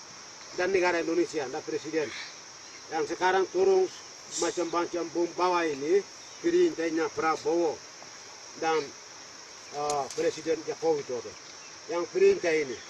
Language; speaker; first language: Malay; non-native, local second language; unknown